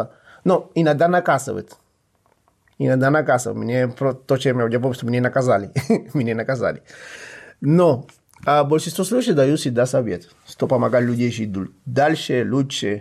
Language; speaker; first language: Russian; non-native, fluent; Spanish